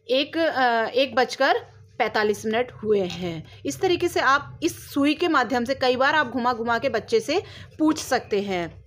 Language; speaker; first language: Hindi; native; Hindi